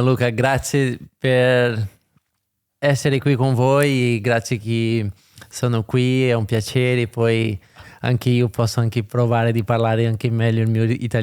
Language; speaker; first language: Italian; non-native, fluent; Portuguese